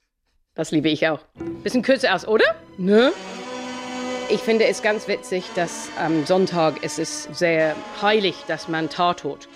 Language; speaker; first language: German; non-native, fluent; English